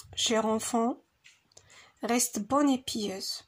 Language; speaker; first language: French; non-native, local second language; Arabic